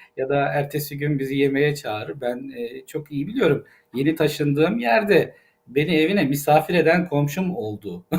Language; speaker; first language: Turkish; native; Turkish